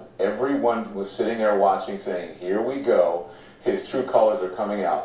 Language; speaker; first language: English; native; English